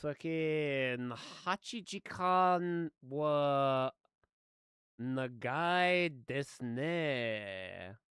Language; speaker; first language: Japanese; non-native, learner; English